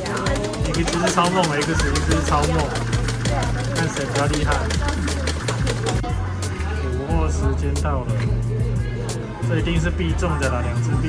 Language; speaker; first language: Chinese; native; Chinese